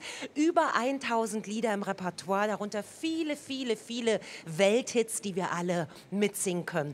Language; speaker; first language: German; native; German